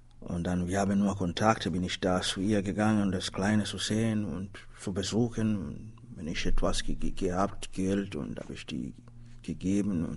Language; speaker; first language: German; non-native, learner; Swahili